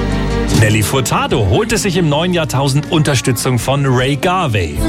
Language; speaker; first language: German; native; German